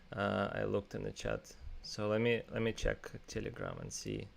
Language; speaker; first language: English; non-native, fluent; Russian